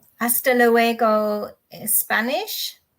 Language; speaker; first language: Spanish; non-native, learner; English